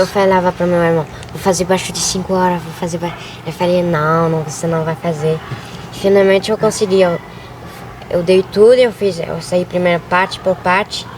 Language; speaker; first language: Portuguese; early bilingual, other home language; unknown